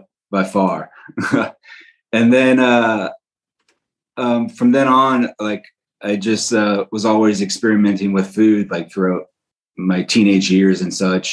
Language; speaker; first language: English; native; English